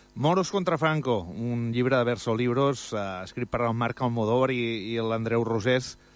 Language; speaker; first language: Catalan; native; Catalan